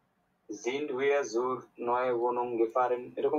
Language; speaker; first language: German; non-native, learner; Bangla